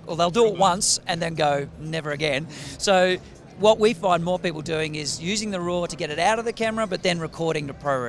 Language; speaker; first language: English; native; English